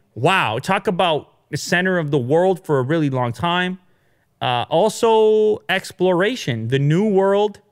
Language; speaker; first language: English; early bilingual, other home language; Italian